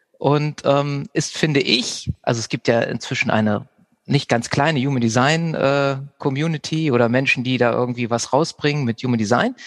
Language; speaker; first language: German; native; German